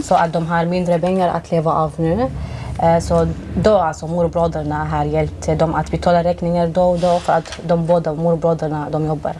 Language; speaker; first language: Swedish; non-native, fluent; Arabic